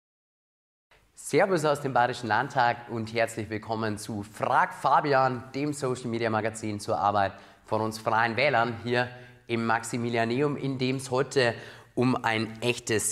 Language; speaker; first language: German; native; German